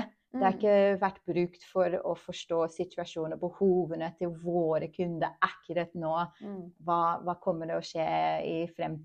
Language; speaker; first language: Norwegian; non-native, fluent; English